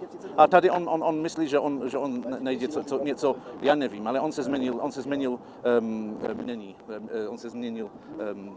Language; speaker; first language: Czech; non-native, learner; Polish